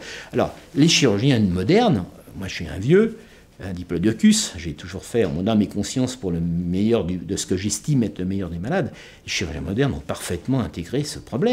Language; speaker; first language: French; native; French